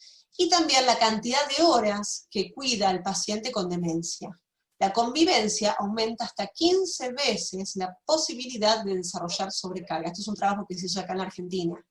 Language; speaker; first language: Spanish; native; Spanish